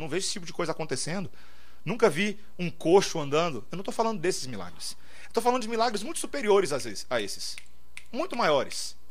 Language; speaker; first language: Portuguese; native; Portuguese